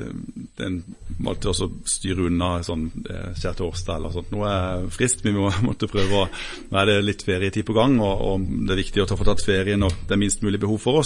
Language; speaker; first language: Norwegian; native; Norwegian